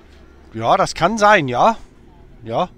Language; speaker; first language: German; native; German